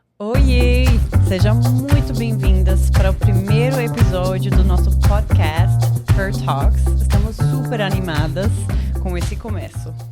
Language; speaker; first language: Portuguese; non-native, fluent; English